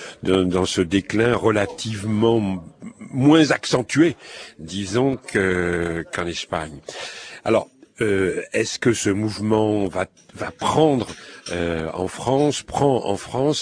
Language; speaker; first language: French; native; French